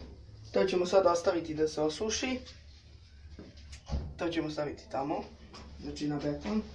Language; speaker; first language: Serbian; native; Serbian